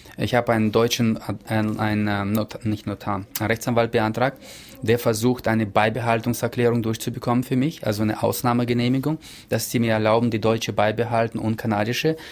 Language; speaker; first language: German; early bilingual, heritage; German